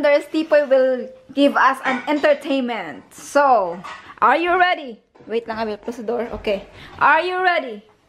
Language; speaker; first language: English; non-native, local second language; Filipino